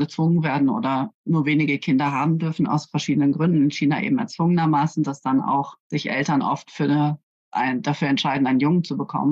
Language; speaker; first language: German; native; German